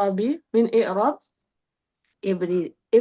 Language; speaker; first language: Arabic; non-native, learner; Indonesian